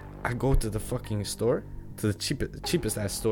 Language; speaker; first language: English; non-native, fluent; Dutch